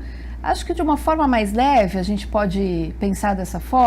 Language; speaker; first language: Portuguese; native; Portuguese